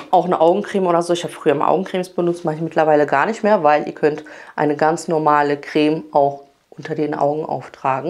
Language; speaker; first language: German; early bilingual, other home language; Polish